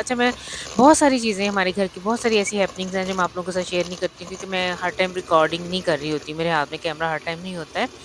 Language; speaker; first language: Urdu; non-native, local second language; Punjabi